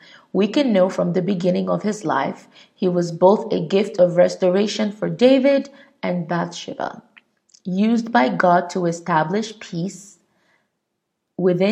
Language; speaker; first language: English; non-native, local second language; Igbo